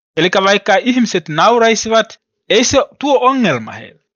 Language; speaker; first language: Finnish; non-native, learner; Swahili